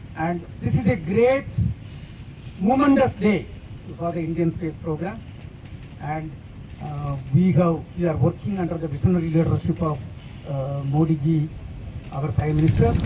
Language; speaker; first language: English; non-native, local second language; Tamil